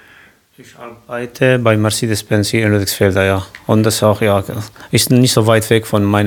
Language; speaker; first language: German; non-native, learner; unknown